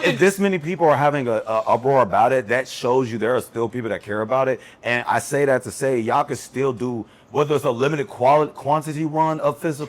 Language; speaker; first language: English; native; English